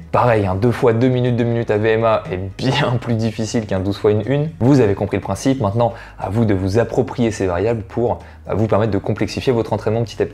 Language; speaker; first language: French; native; French